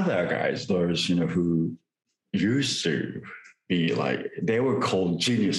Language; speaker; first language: English; non-native, fluent; Japanese